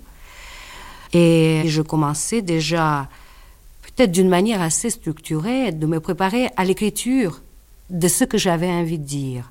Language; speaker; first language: French; non-native, fluent; Russian